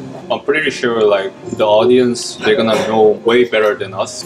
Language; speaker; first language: English; non-native, fluent; Korean